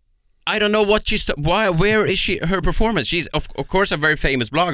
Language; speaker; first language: English; non-native, fluent; Swedish